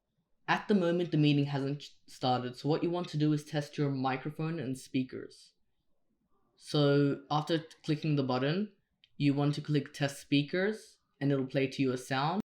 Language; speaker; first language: English; native; English